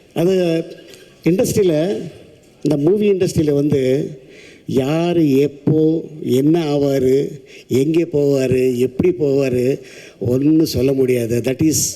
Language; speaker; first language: Tamil; non-native, local second language; Telugu